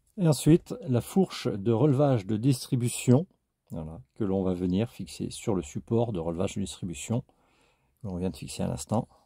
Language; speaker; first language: French; native; French